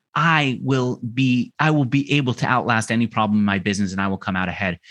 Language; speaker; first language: English; native; English